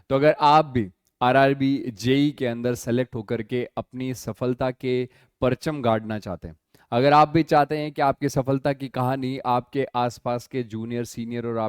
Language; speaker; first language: Hindi; native; Hindi